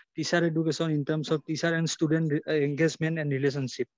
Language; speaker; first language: English; non-native, local second language; Assamese